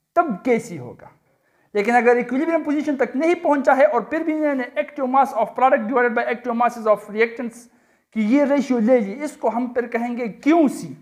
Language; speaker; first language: Urdu; non-native, local second language; Pashto